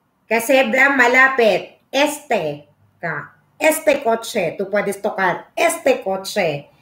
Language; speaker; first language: Spanish; non-native, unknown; Filipino